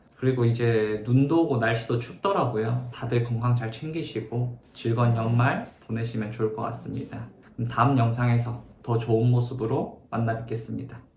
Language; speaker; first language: Korean; native; Korean